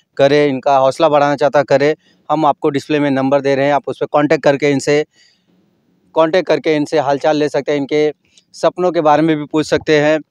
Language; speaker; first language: Hindi; native; Hindi